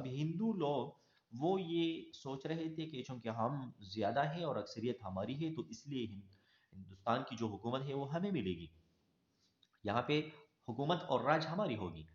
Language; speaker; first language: Urdu; non-native, local second language; Pashto